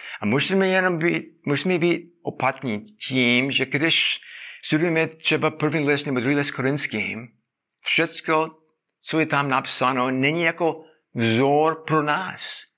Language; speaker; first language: Czech; non-native, fluent; English